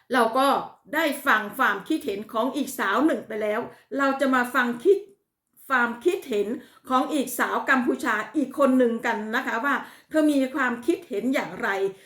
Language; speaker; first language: Thai; native; Thai